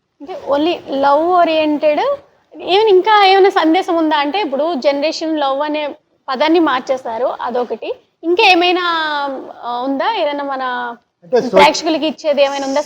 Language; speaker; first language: Telugu; native; Telugu